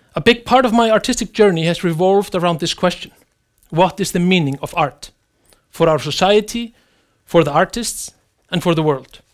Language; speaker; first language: English; non-native, fluent; Icelandic